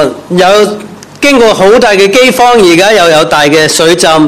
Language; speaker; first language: Cantonese; non-native, fluent; English